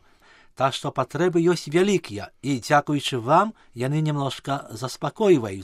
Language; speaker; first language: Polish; non-native, learner; Belarusian